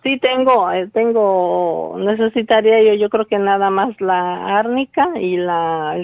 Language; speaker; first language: Spanish; early bilingual, heritage; Spanish